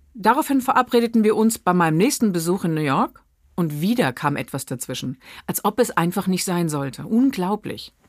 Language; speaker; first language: German; native; German